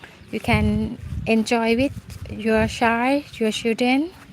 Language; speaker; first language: English; non-native, learner; Thai